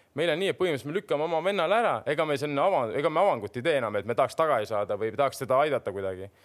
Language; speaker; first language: Estonian; native; Estonian